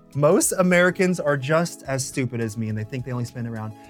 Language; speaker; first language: English; native; English